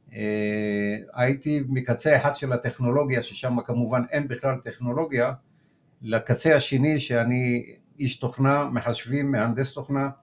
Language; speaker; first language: Hebrew; early bilingual, other home language; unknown